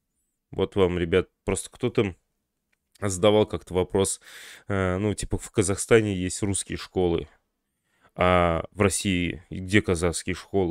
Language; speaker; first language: Russian; native; Russian